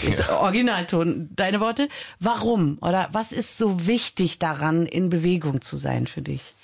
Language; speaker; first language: German; native; German